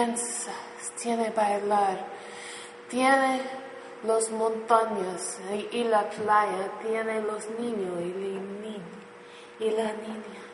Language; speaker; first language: Spanish; non-native, learner; English